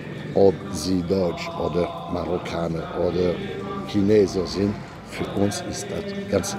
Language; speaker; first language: German; non-native, fluent; Arabic